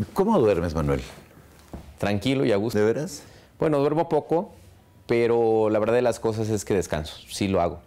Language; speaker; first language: Spanish; native; Spanish